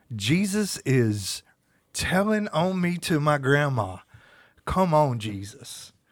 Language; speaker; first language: English; native; English